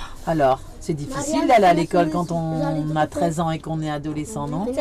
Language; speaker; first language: French; native; French